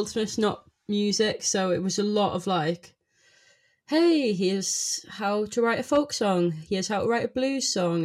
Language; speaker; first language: English; native; English